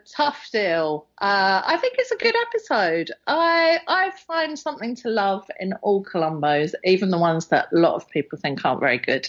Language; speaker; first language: English; native; English